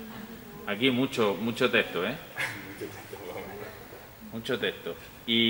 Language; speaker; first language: Spanish; native; Spanish